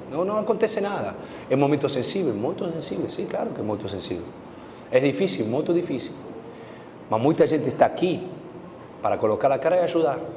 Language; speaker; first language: Portuguese; non-native, fluent; Spanish